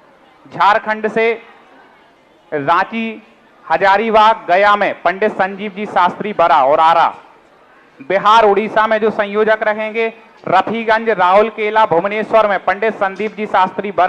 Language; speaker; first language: Hindi; native; Hindi